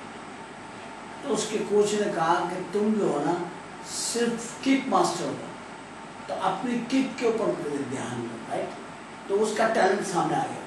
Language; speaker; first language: Urdu; native; Urdu